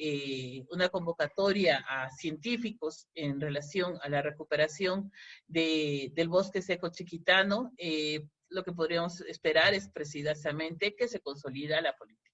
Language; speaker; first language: Spanish; native; Spanish